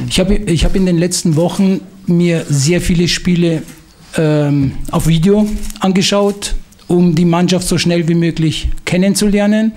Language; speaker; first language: German; non-native, fluent; Italian